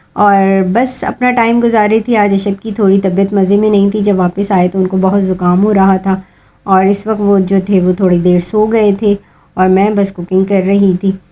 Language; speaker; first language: Urdu; native; Urdu